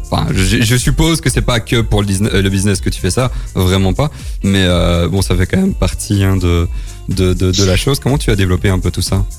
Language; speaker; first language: French; native; French